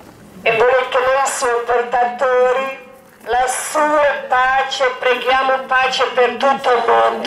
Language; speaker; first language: Italian; non-native, learner; Croatian